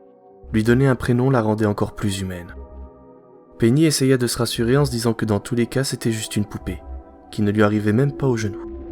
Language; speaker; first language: French; native; French